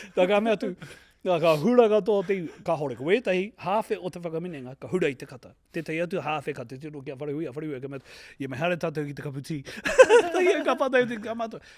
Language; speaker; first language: Māori; native; Māori